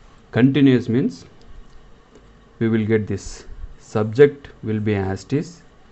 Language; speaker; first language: English; non-native, local second language; Telugu